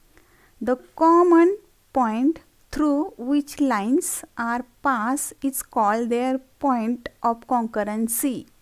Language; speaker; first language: English; non-native, local second language; Marathi